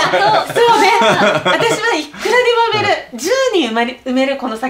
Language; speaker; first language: Japanese; native; Japanese